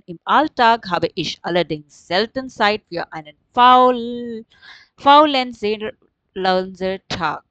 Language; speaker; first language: German; non-native, fluent; Urdu